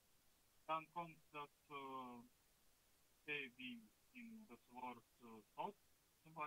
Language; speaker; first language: German; non-native, learner; Russian